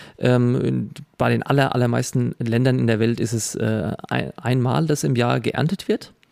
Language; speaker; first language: German; native; German